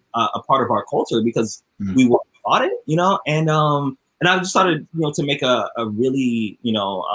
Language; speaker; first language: English; native; English